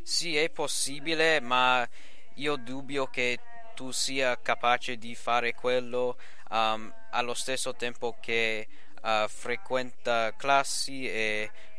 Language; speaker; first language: Italian; non-native, learner; English